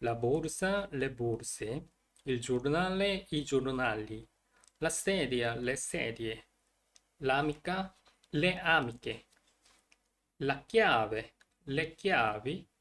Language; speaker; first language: Italian; non-native, learner; Korean